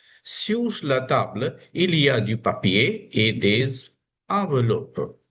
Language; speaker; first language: French; non-native, fluent; Hindi